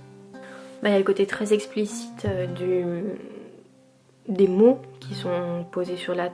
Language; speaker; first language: French; native; French